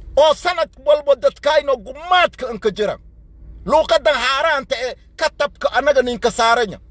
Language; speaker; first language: Somali; non-native, local second language; Swahili